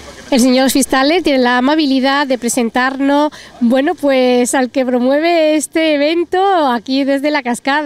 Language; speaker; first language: Spanish; native; Spanish